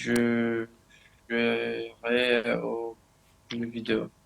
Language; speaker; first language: French; non-native, learner; Romanian